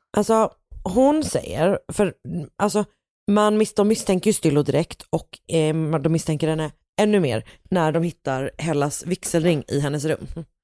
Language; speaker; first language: Swedish; native; Swedish